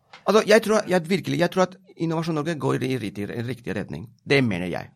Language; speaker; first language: Norwegian; non-native, fluent; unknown